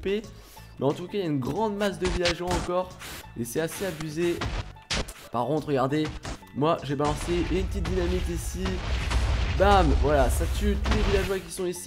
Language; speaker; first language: French; native; French